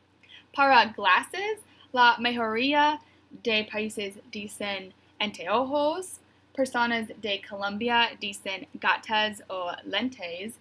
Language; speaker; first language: Spanish; non-native, learner; English